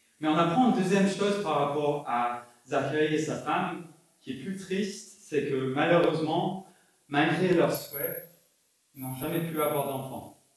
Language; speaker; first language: French; non-native, fluent; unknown